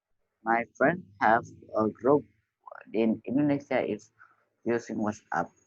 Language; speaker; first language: English; non-native, learner; Indonesian